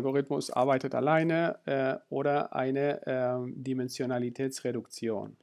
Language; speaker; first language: German; non-native, fluent; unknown